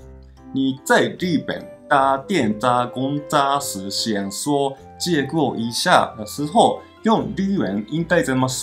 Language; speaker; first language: Chinese; non-native, fluent; Japanese